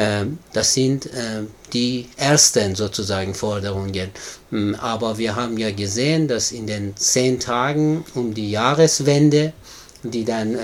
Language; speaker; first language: German; non-native, fluent; Persian